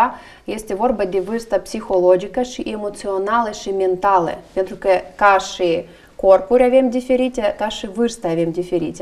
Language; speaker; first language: Romanian; non-native, learner; Russian